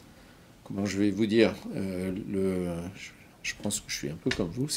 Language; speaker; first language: French; native; French